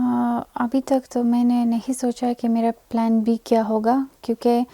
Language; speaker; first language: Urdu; non-native, fluent; Persian